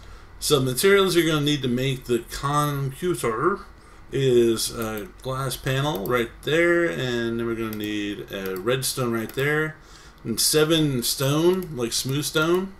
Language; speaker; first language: English; native; English